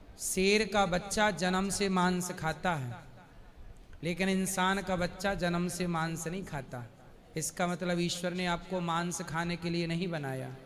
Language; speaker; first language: Hindi; native; Hindi